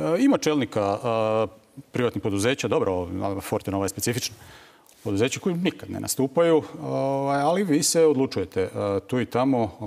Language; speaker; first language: Croatian; native; Croatian